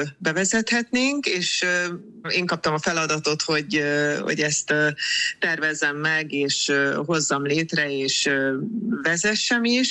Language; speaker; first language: Hungarian; native; Hungarian